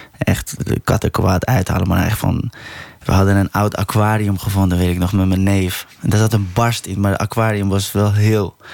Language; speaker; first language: Dutch; early bilingual, other home language; Persian